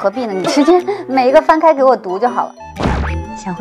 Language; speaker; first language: Chinese; native; Chinese